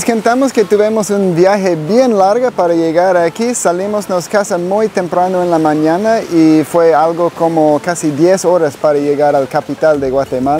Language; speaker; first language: Spanish; non-native, learner; English